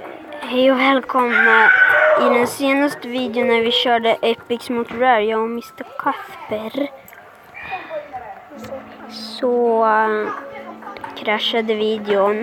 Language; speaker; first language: Swedish; native; Swedish